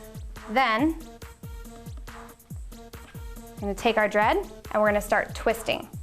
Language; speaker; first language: English; native; English